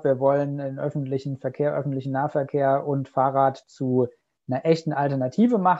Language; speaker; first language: German; native; German